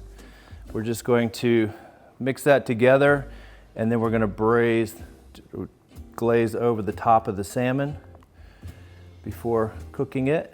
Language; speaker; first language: English; native; English